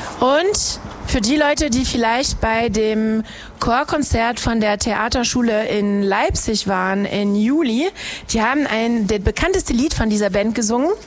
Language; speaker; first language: German; non-native, fluent; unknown